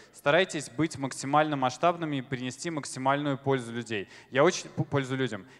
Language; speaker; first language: Russian; native; Russian